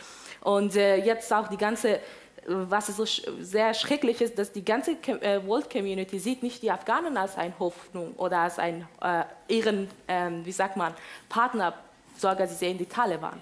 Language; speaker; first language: German; non-native, fluent; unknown